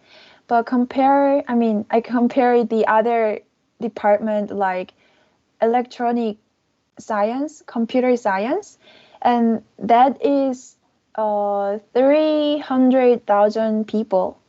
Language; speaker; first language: English; non-native, learner; Korean